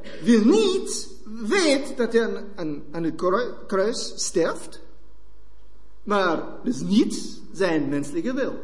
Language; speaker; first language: Dutch; non-native, fluent; German